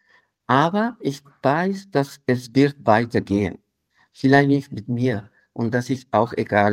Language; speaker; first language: German; non-native, fluent; Spanish